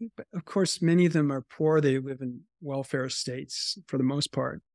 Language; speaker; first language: English; native; English